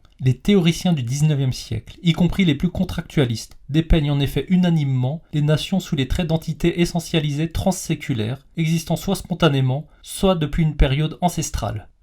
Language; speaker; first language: French; native; French